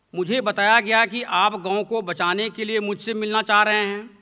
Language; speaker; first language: Hindi; native; Hindi